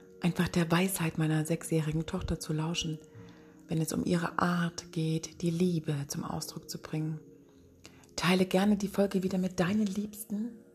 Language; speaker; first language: German; native; German